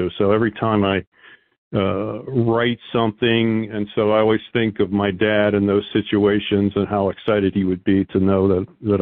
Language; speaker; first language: English; native; English